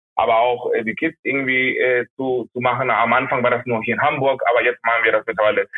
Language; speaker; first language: German; non-native, fluent; Spanish